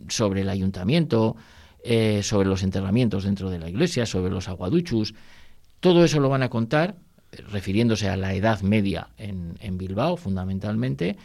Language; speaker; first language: Spanish; native; Spanish